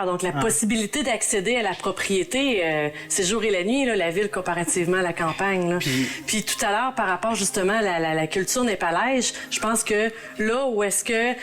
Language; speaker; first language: French; native; French